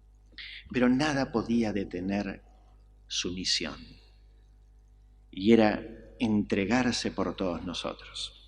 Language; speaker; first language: Spanish; native; Spanish